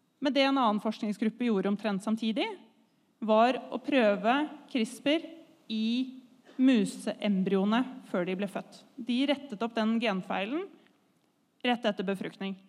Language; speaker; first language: Norwegian; native; Norwegian